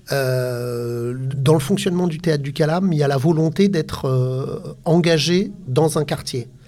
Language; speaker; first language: French; native; French